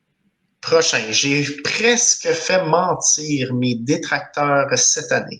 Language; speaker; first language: French; native; French